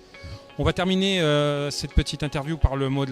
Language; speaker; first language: French; native; French